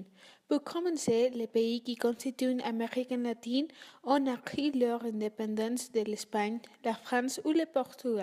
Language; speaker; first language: French; non-native, learner; Spanish